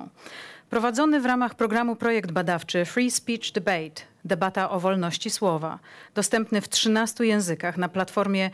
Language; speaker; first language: Polish; native; Polish